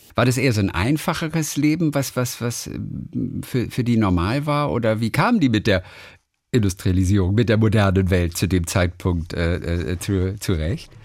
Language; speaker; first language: German; native; German